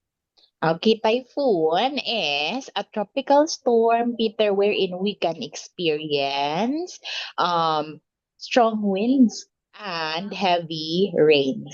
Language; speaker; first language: English; non-native, local second language; Filipino